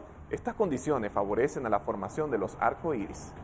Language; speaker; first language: Spanish; native; Spanish